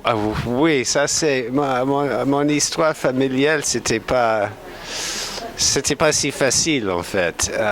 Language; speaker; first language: French; non-native, fluent; English